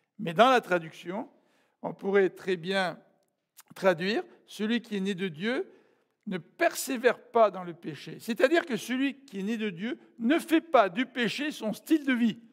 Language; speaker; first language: French; native; French